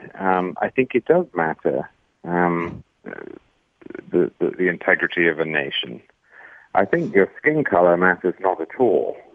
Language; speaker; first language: English; native; English